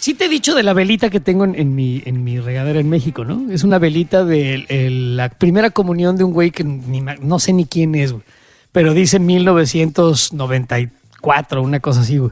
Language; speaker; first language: Spanish; native; Spanish